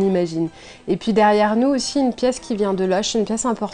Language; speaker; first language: French; native; French